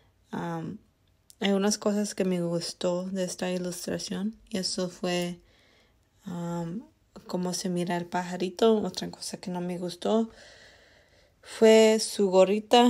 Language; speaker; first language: Spanish; early bilingual, heritage; Spanish